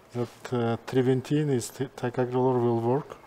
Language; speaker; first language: English; non-native, fluent; Kazakh